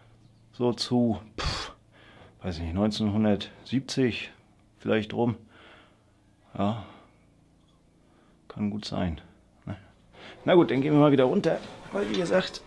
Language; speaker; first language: German; native; German